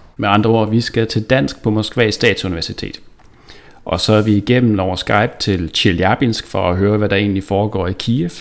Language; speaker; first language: Danish; native; Danish